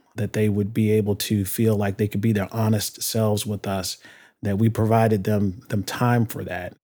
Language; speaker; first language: English; native; English